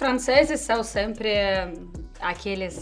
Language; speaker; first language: Portuguese; non-native, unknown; Russian